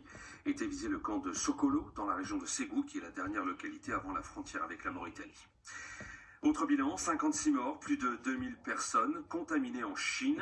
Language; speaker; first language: French; native; French